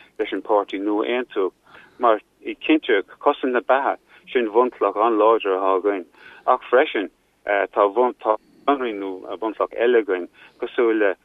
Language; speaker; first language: Irish; non-native, local second language; English